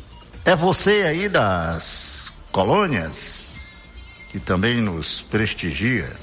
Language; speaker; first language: Portuguese; native; Portuguese